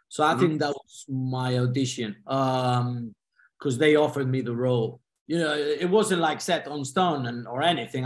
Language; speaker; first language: English; non-native, fluent; Spanish